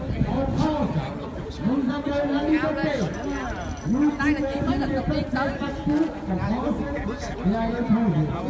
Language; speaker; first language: French; non-native, fluent; Vietnamese